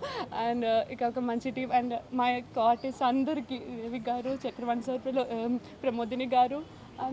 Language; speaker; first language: Telugu; non-native, learner; Malayalam